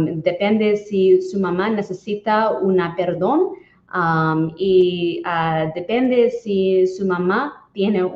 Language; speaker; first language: Spanish; non-native, learner; English